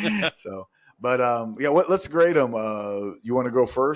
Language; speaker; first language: English; native; English